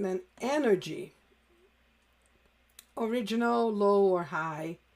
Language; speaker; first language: English; native; English